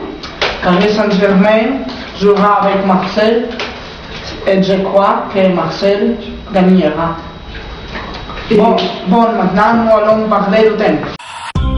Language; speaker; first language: French; non-native, learner; Spanish